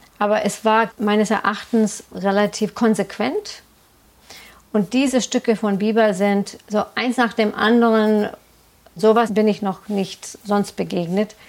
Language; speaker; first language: German; non-native, fluent; English